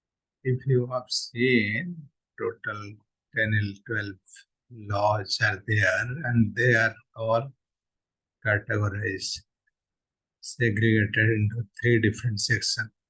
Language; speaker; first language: English; non-native, local second language; Odia